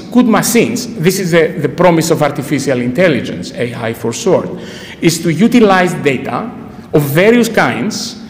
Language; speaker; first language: English; non-native, fluent; Greek